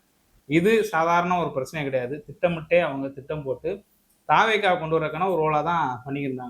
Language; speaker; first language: Tamil; native; Tamil